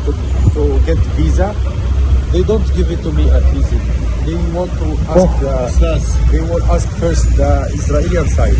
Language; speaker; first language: English; non-native, learner; Arabic